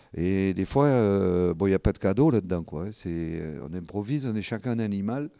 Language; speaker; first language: French; non-native, local second language; Occitan